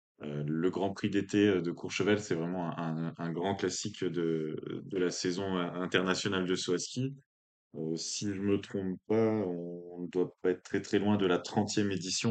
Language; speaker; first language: French; native; French